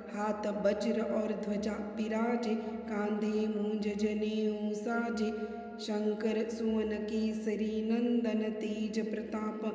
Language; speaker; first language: Hindi; non-native, local second language; Marathi